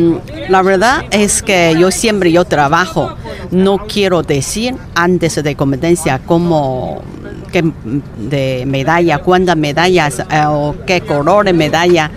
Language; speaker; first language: Spanish; non-native, learner; Chinese